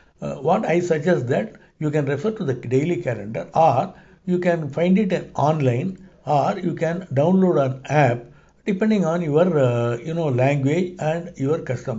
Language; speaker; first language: English; non-native, local second language; Tamil